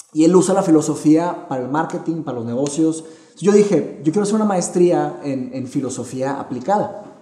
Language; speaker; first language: Spanish; early bilingual, other home language; Portuguese